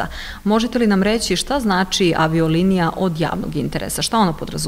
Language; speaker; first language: Serbian; native; Serbian